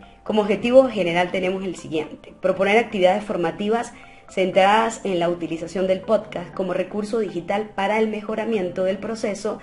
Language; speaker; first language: Spanish; native; Spanish